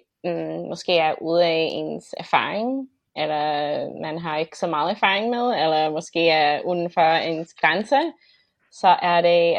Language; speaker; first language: Danish; non-native, fluent; English